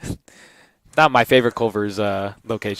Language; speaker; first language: English; native; English